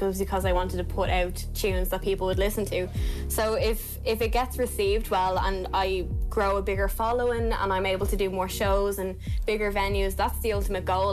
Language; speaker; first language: English; native; English